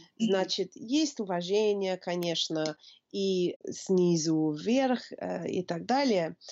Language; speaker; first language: Russian; non-native, fluent; English